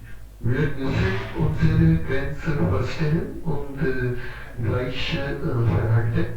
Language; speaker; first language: German; non-native, learner; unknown